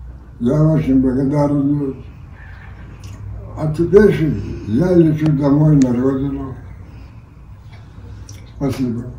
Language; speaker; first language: Russian; non-native, local second language; Chechen